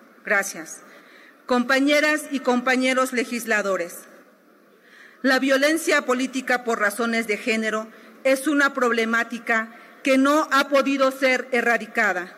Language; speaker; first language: Spanish; native; Spanish